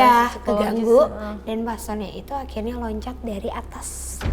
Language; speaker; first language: Indonesian; native; Indonesian